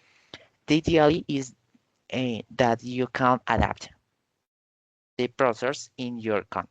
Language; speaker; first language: English; non-native, learner; Spanish